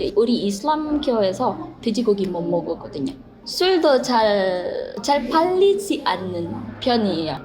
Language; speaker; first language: Korean; non-native, fluent; Indonesian